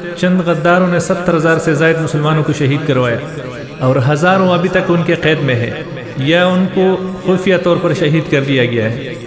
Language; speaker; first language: Urdu; non-native, local second language; Pashto